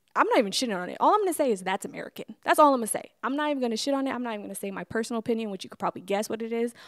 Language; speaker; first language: English; native; English